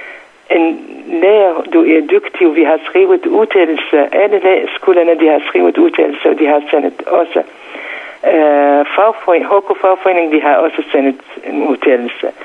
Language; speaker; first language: Danish; non-native, learner; Central Kurdish